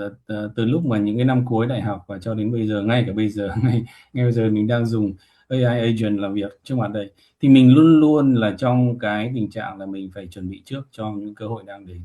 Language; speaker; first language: Vietnamese; native; Vietnamese